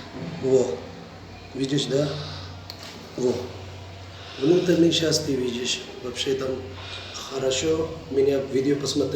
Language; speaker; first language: Russian; non-native, learner; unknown